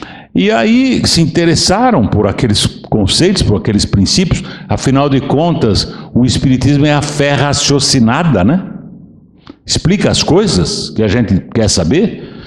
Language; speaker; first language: Portuguese; native; Portuguese